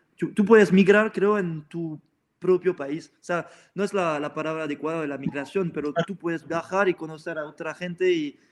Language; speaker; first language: Spanish; non-native, fluent; French